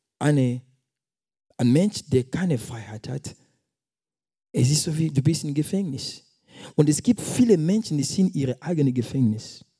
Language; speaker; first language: German; non-native, fluent; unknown